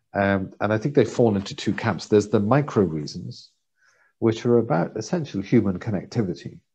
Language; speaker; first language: English; native; English